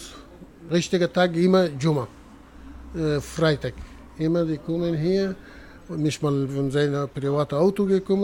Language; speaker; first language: German; non-native, learner; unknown